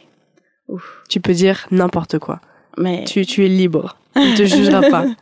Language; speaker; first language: French; native; French